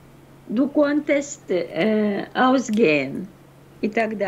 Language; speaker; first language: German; non-native, fluent; Russian